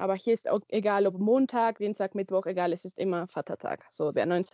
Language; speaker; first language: German; non-native, learner; Spanish